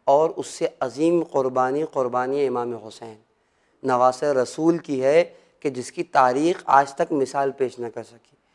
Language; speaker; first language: Urdu; native; Urdu